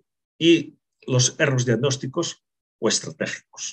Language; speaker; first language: Spanish; native; Spanish